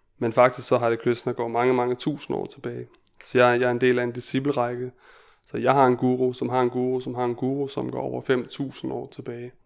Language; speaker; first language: Danish; native; Danish